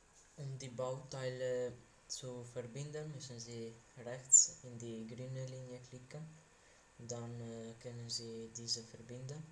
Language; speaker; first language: German; non-native, learner; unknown